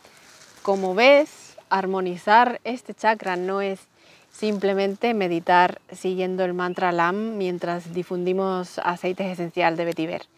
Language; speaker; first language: Spanish; native; Spanish